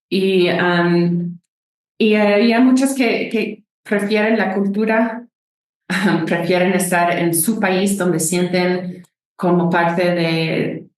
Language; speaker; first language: Spanish; non-native, fluent; English